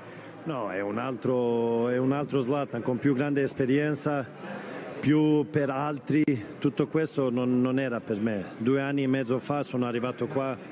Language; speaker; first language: Italian; non-native, fluent; Swedish